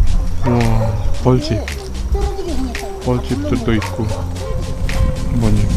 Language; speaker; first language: Korean; non-native, learner; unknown